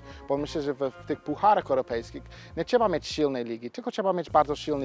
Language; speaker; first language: Polish; non-native, fluent; English